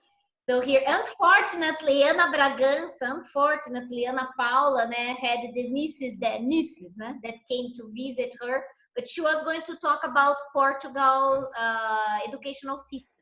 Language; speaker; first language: English; non-native, fluent; Portuguese